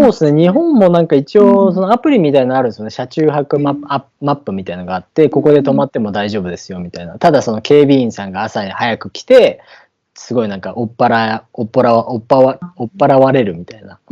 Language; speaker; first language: Japanese; native; Japanese